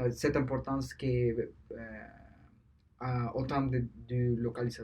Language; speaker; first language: French; non-native, learner; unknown